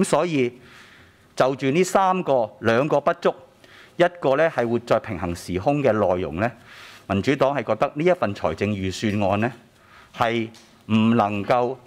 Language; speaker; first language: Cantonese; native; Cantonese